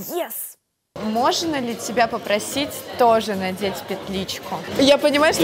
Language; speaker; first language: Russian; native; Russian